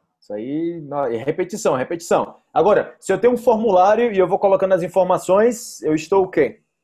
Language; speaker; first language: Portuguese; native; Portuguese